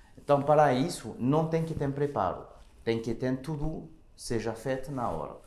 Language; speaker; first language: Portuguese; non-native, fluent; French